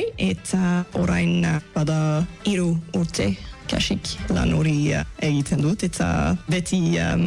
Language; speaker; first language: Basque; non-native, local second language; French